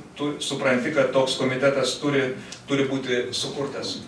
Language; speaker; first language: Lithuanian; non-native, local second language; Russian